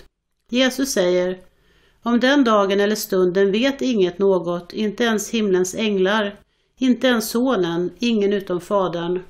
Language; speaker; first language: Swedish; native; Swedish